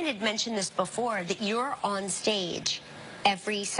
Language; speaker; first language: English; native; English